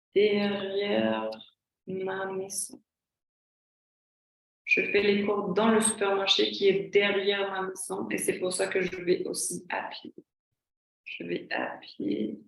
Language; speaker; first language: French; non-native, fluent; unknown